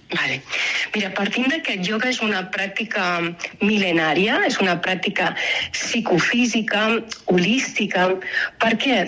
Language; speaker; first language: Catalan; native; Catalan